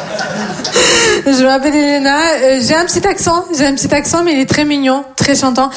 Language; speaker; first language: French; non-native, fluent; Russian